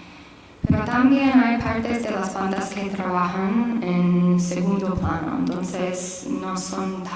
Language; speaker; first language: Spanish; non-native, fluent; English